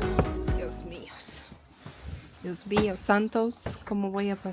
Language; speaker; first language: Spanish; early bilingual, heritage; Spanish